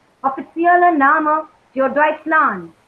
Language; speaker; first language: German; non-native, learner; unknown